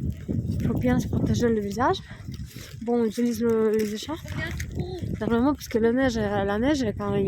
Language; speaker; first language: French; non-native, fluent; Russian